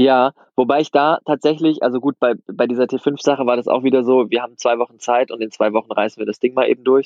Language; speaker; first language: German; native; German